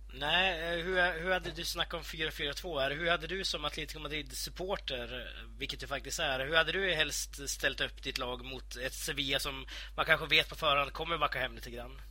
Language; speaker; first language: Swedish; native; Swedish